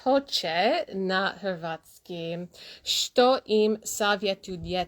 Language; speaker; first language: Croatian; non-native, learner; English